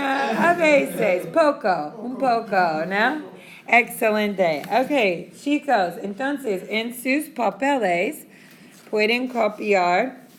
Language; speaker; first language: Spanish; non-native, fluent; English